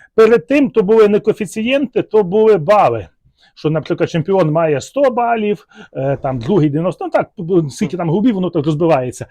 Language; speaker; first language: Ukrainian; native; Ukrainian